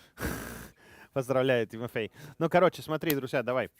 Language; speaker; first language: Russian; non-native, learner; Spanish